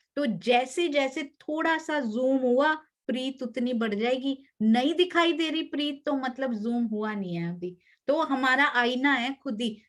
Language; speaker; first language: Hindi; native; Hindi